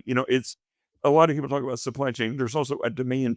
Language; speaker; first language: English; native; English